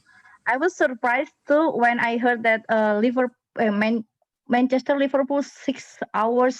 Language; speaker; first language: English; non-native, fluent; Indonesian